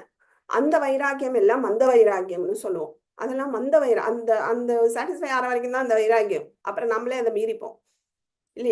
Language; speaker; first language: Tamil; native; Tamil